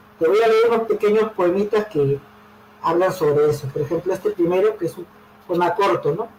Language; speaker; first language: Spanish; native; Spanish